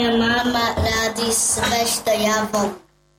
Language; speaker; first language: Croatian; early bilingual, heritage; Bosnian